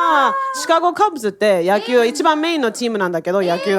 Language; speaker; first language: Japanese; native; Japanese